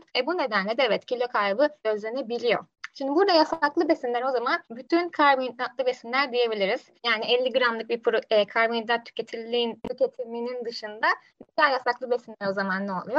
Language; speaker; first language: Turkish; native; Turkish